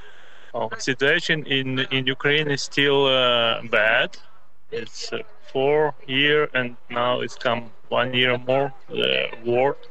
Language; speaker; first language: English; non-native, learner; Ukrainian